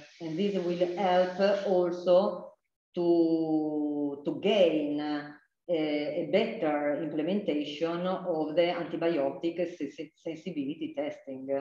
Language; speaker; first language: English; non-native, fluent; Italian